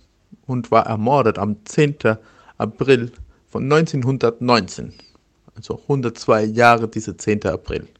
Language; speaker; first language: German; non-native, learner; Spanish